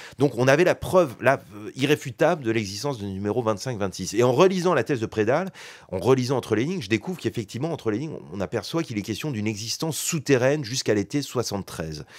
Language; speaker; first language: French; native; French